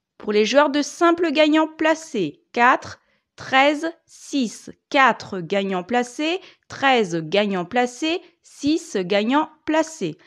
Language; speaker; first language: French; native; French